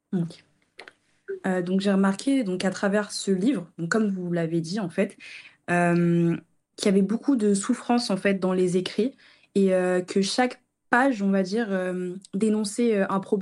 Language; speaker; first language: French; early bilingual, other home language; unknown